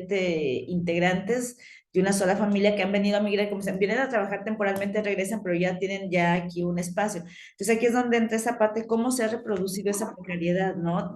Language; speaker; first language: Spanish; native; Spanish